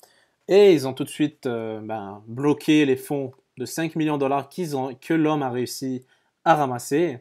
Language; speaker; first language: French; native; French